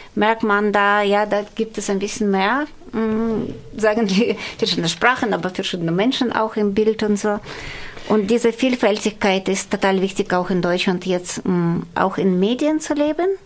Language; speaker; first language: German; non-native, fluent; Russian